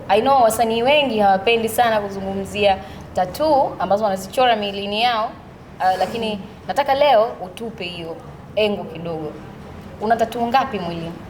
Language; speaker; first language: Swahili; native; Swahili